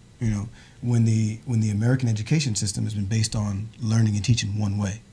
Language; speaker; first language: English; native; English